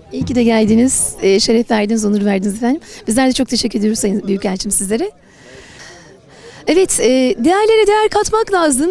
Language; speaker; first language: Turkish; native; Turkish